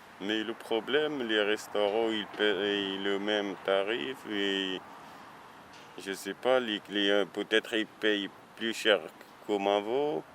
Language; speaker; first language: French; non-native, learner; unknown